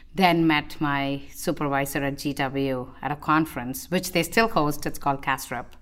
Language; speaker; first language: English; non-native, local second language; Tamil